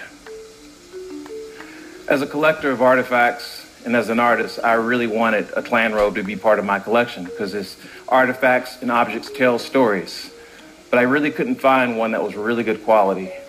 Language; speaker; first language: English; native; English